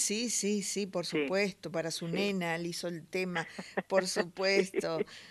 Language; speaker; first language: Spanish; native; Spanish